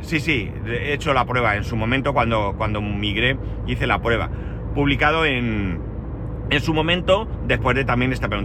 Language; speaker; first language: Spanish; native; Spanish